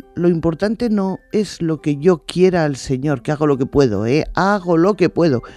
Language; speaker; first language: Spanish; native; Spanish